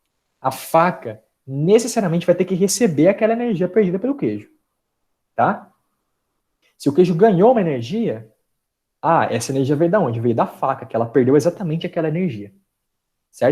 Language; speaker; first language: Portuguese; native; Portuguese